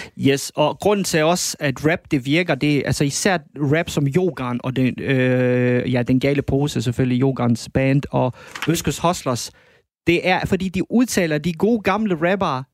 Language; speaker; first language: Danish; early bilingual, other home language; Bosnian